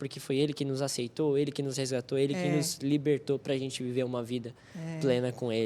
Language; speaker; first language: Portuguese; native; Portuguese